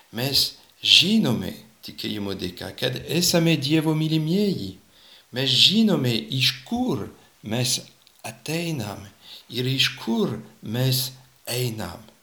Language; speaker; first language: Lithuanian; non-native, fluent; French